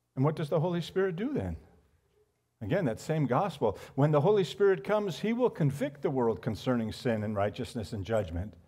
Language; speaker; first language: English; native; English